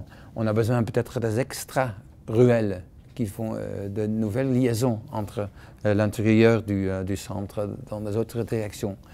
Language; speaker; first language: French; non-native, fluent; Dutch